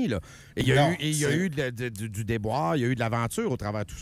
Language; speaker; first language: French; native; French